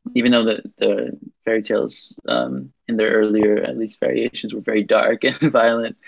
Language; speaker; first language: English; non-native, fluent; Hebrew